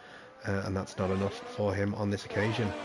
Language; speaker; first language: English; native; English